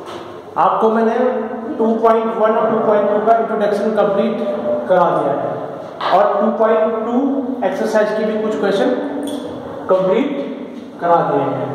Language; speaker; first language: Hindi; native; Hindi